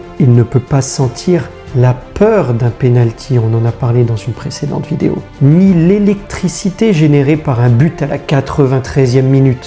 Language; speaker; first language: French; native; French